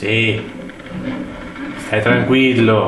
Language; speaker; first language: Italian; native; Italian